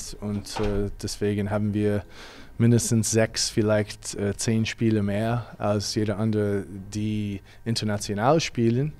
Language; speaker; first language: German; non-native, fluent; English